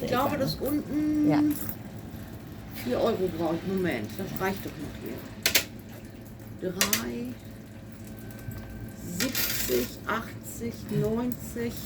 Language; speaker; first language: German; native; German